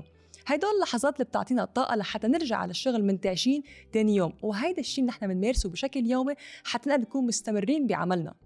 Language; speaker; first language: Arabic; native; Arabic